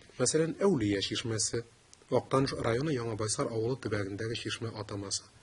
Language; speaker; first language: Tatar; native; Tatar